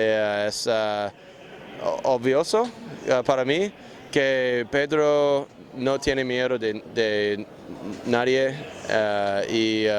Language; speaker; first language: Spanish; non-native, learner; English